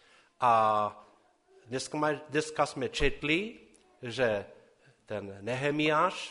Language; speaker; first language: Czech; non-native, local second language; Polish